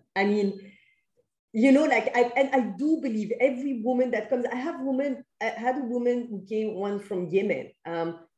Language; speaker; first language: English; non-native, fluent; French